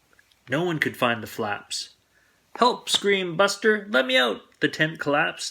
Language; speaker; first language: English; native; English